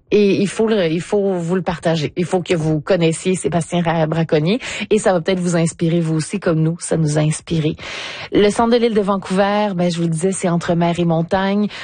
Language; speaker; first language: French; native; French